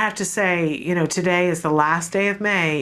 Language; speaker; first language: English; native; English